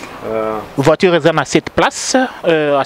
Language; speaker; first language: Swedish; non-native, learner; Lingala